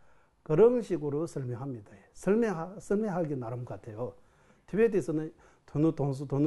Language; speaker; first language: Korean; non-native, fluent; Tibetan